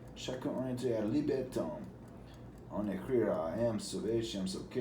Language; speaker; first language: French; non-native, learner; English